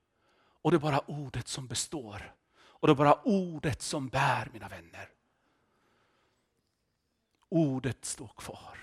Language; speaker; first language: Swedish; non-native, fluent; Finnish